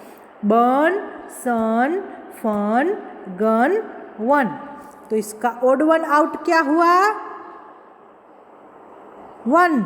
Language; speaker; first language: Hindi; native; Hindi